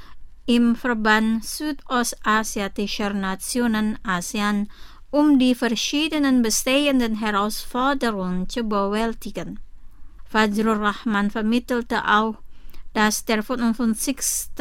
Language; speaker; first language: German; non-native, fluent; Indonesian